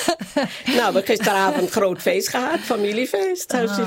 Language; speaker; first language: Dutch; non-native, local second language; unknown